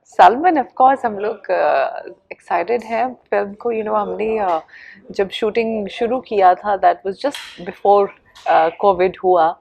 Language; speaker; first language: Hindi; non-native, local second language; Punjabi